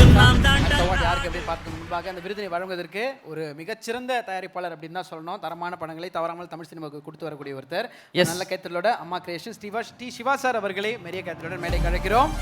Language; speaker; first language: Tamil; native; Tamil